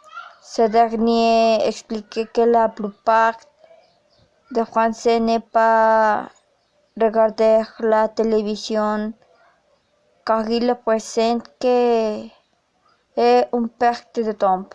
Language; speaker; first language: French; non-native, learner; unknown